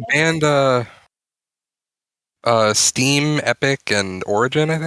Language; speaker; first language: English; native; English